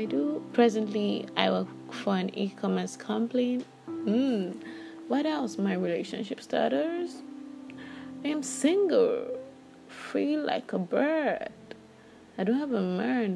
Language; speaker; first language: English; non-native, local second language; Yoruba